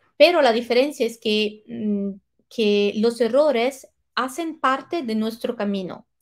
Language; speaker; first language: Spanish; non-native, fluent; Italian